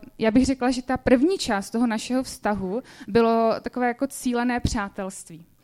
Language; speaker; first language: Czech; native; Czech